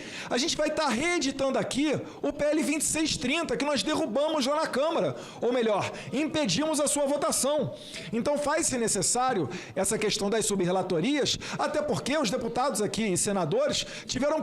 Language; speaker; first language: Portuguese; native; Portuguese